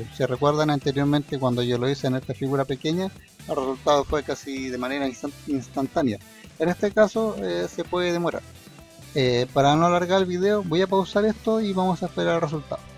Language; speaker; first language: Spanish; native; Spanish